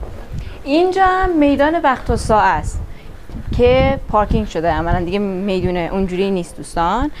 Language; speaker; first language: Persian; native; Persian